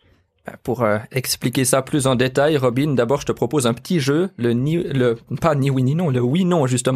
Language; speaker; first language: French; native; French